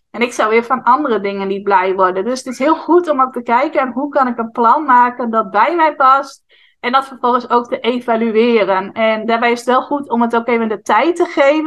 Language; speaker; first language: Dutch; native; Dutch